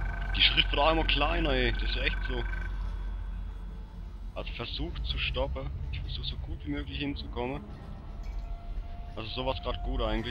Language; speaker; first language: German; native; German